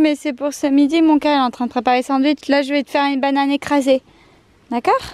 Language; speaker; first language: French; native; French